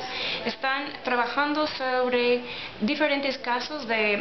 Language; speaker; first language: Spanish; non-native, learner; English